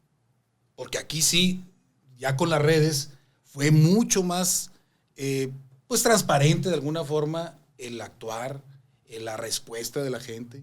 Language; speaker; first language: Spanish; native; Spanish